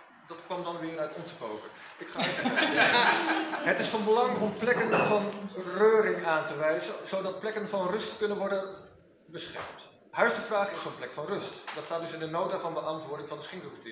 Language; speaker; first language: Dutch; native; Dutch